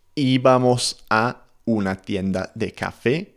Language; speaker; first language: Spanish; non-native, fluent; English